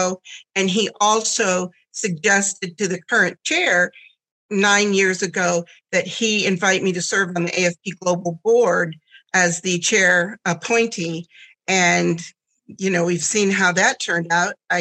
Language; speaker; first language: English; early bilingual, other home language; German